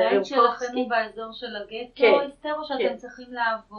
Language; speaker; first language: Hebrew; native; Hebrew